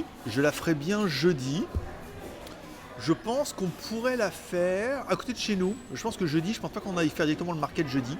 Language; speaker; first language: French; native; French